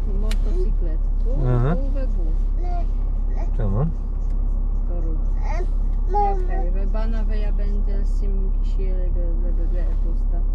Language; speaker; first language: Turkish; non-native, learner; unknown